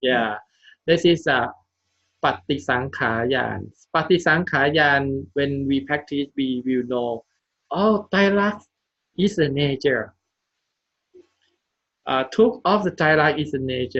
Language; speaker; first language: English; non-native, learner; Thai